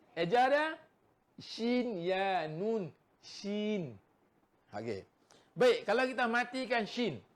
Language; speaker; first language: Malay; native; Malay